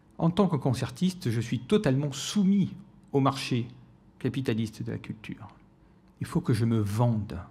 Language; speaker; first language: French; native; French